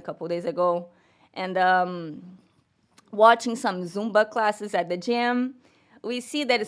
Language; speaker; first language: English; non-native, learner; Portuguese